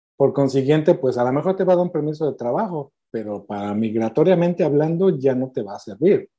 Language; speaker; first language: Spanish; native; Spanish